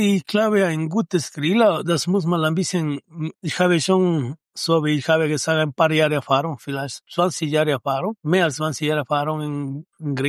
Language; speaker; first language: German; non-native, learner; Spanish